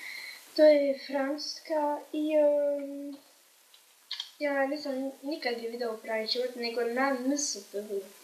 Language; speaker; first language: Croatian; early bilingual, heritage; Croatian